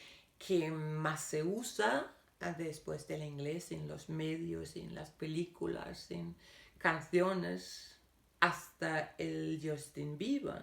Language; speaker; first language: Spanish; non-native, fluent; Danish